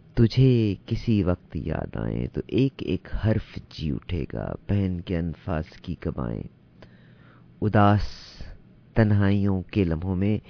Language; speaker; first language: Urdu; native; Urdu